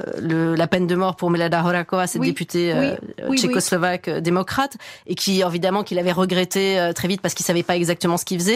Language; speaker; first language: French; native; French